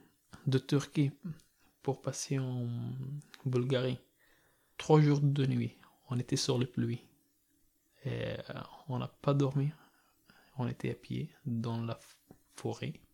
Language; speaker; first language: French; non-native, learner; Persian